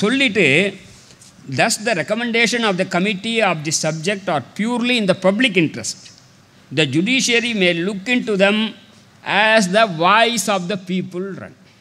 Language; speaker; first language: English; non-native, local second language; Tamil